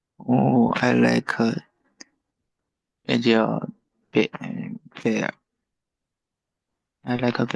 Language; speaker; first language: English; non-native, learner; Chinese